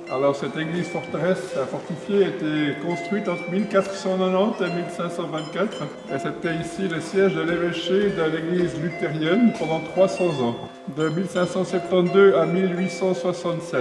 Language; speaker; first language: French; non-native, fluent; Romanian